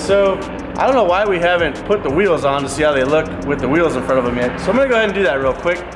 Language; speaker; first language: English; native; English